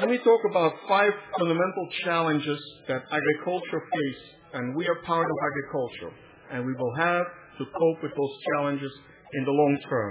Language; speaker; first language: English; non-native, fluent; Dutch